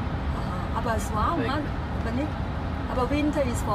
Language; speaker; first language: German; non-native, learner; Cantonese